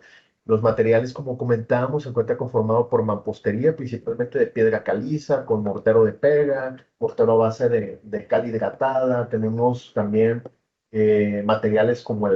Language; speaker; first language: Spanish; native; Spanish